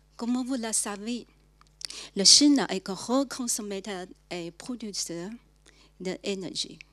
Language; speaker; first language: French; non-native, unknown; Chinese